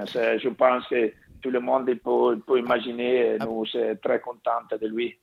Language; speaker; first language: French; non-native, learner; Italian